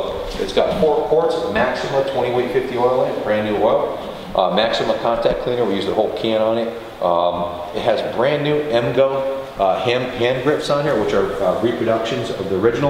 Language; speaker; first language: English; native; English